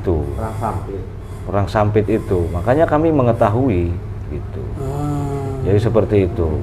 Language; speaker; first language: Indonesian; native; Indonesian